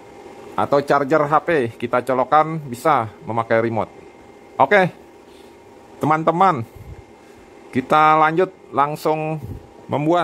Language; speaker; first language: Indonesian; native; Indonesian